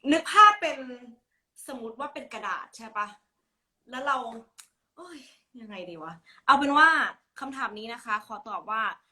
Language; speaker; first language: Thai; native; Thai